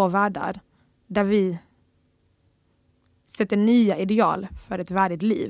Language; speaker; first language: Swedish; early bilingual, other home language; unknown